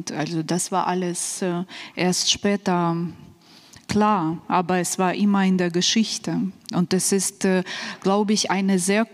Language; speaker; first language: German; non-native, fluent; Ukrainian